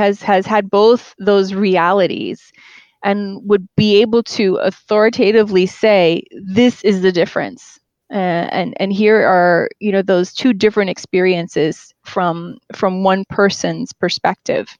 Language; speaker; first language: English; native; English